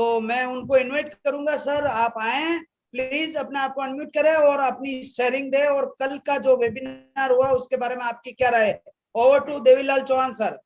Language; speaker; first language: Hindi; native; Hindi